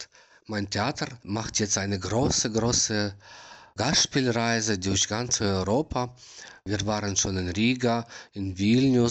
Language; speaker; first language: German; non-native, learner; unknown